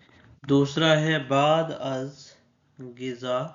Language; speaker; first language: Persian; non-native, fluent; Urdu